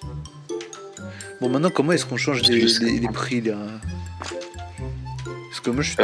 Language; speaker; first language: French; native; French